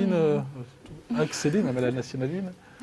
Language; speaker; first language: French; native; French